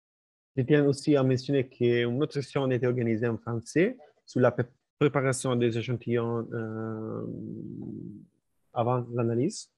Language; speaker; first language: French; non-native, learner; Spanish